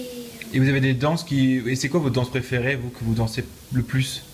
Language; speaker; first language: French; native; French